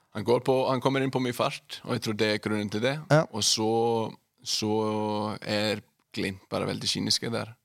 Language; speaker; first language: Norwegian; non-native, fluent; Icelandic